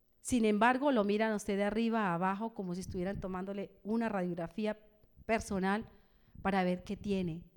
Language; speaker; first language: Spanish; native; Spanish